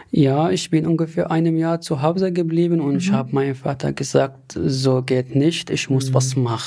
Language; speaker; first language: German; non-native, fluent; Arabic